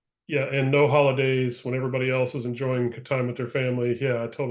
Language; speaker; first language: English; native; English